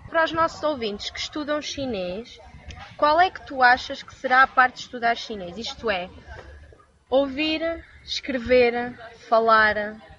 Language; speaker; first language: Portuguese; native; Portuguese